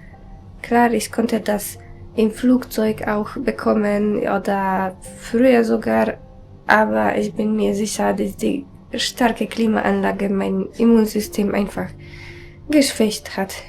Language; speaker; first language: German; non-native, fluent; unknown